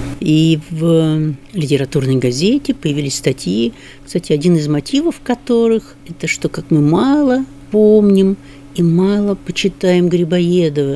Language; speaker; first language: Russian; native; Russian